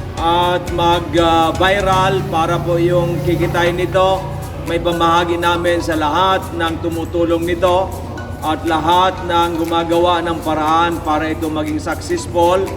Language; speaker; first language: Filipino; non-native, local second language; Bikol